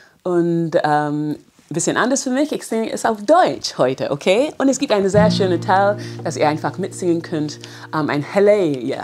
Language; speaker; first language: German; non-native, fluent; English